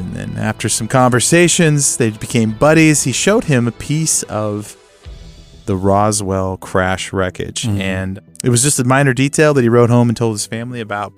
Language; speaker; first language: English; native; English